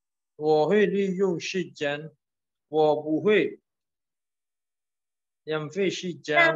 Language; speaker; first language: Chinese; non-native, learner; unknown